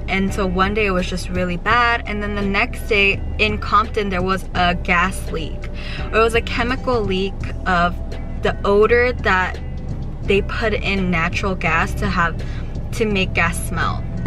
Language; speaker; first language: English; early bilingual, other home language; Korean